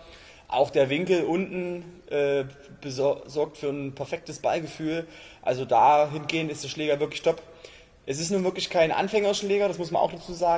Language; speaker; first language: German; native; German